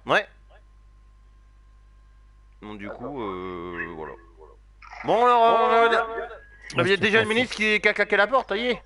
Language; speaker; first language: French; native; French